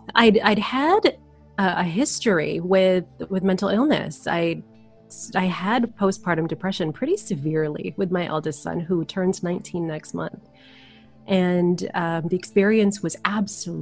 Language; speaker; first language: English; early bilingual, other home language; Filipino